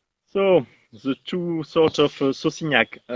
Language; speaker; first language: English; non-native, learner; French